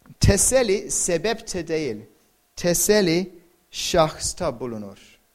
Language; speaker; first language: Turkish; non-native, fluent; English